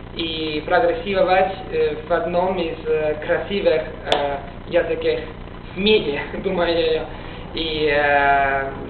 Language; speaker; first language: Russian; non-native, learner; Italian